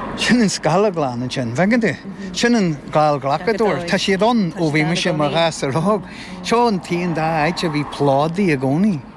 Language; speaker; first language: Irish; non-native, local second language; English